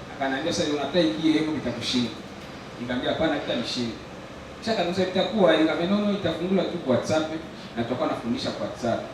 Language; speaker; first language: Swahili; native; Swahili